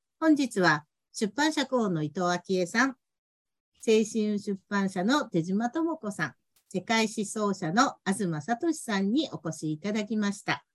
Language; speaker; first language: Japanese; native; Japanese